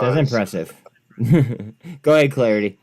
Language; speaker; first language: English; native; English